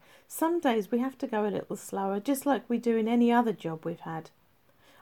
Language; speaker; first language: English; native; English